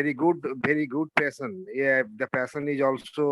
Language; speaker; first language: English; non-native, learner; Hindi